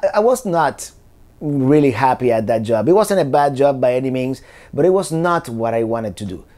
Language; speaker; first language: English; non-native, fluent; Spanish